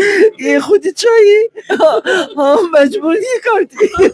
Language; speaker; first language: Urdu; non-native, learner; Azerbaijani